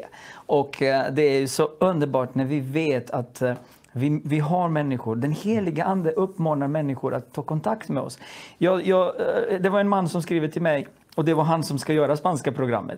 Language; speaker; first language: Swedish; non-native, fluent; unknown